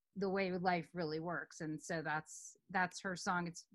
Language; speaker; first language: English; native; English